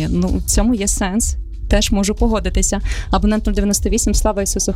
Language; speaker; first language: Ukrainian; native; Ukrainian